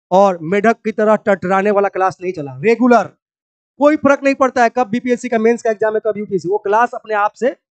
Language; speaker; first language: Hindi; native; Hindi